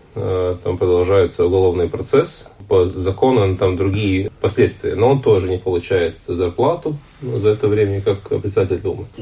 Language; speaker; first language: Russian; non-native, local second language; Latvian